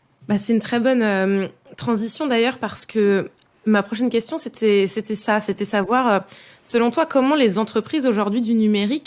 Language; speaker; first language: French; native; French